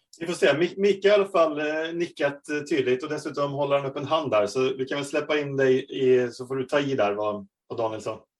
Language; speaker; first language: Swedish; native; Swedish